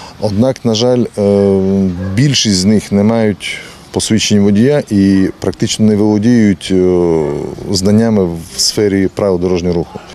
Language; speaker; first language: Ukrainian; native; Ukrainian